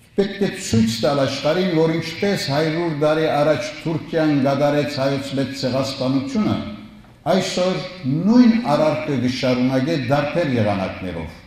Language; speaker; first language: Armenian; early bilingual, heritage; Armenian